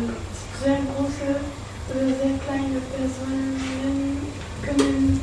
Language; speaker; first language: German; non-native, learner; French